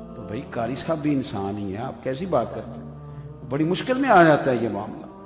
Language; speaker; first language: Urdu; non-native, local second language; Punjabi